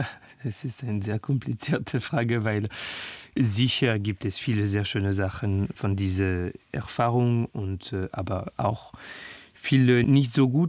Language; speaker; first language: German; non-native, learner; French